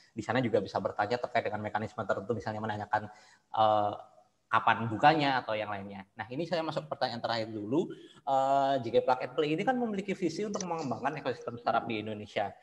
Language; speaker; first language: Indonesian; native; Indonesian